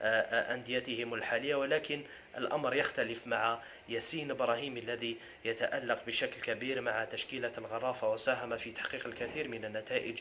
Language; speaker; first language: Arabic; native; Arabic